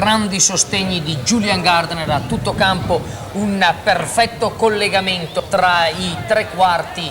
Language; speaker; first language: Italian; native; Italian